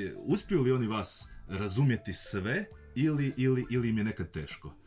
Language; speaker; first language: Croatian; native; Croatian